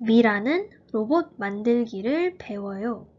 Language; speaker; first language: Korean; early bilingual, heritage; Korean